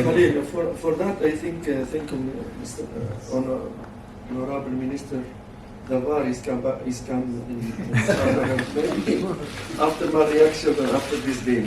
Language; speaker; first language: English; non-native, learner; French